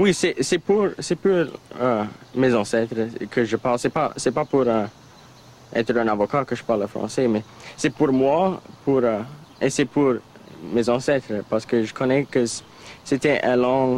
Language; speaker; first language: French; non-native, local second language; English